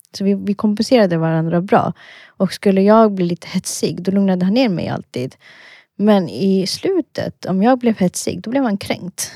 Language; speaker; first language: Swedish; early bilingual, other home language; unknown